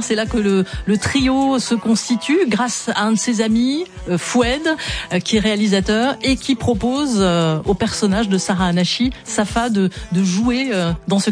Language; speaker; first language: French; native; French